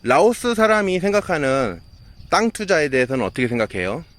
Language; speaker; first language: Korean; native; Korean